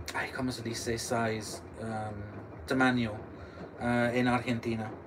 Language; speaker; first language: Spanish; non-native, learner; English